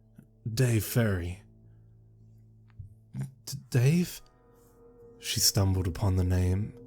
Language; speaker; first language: English; native; English